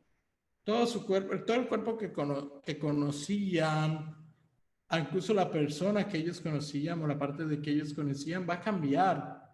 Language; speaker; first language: Spanish; native; Spanish